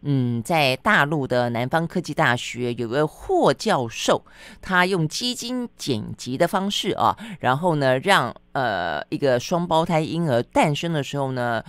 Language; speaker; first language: Chinese; native; Chinese